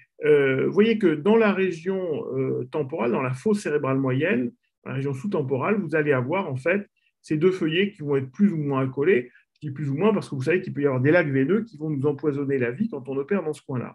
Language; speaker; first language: French; native; French